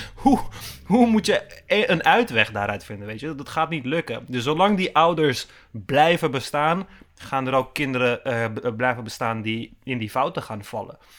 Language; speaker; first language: Dutch; early bilingual, other home language; Turkish